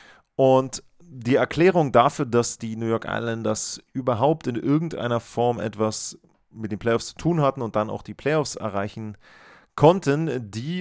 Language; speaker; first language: German; native; German